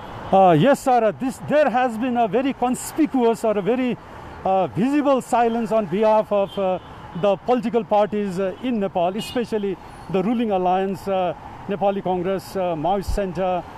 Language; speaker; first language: English; non-native, local second language; Nepali